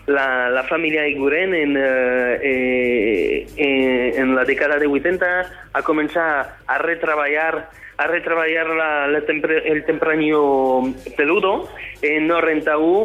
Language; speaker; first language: Catalan; non-native, fluent; French